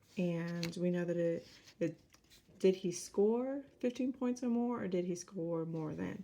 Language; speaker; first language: English; native; English